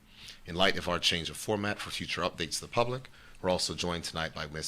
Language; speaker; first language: English; native; English